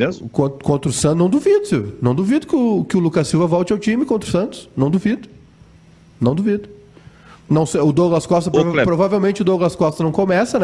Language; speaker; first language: Portuguese; native; Portuguese